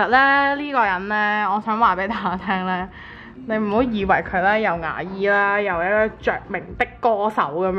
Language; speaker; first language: Chinese; native; Chinese